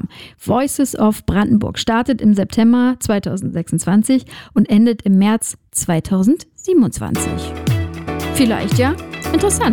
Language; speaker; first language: German; native; German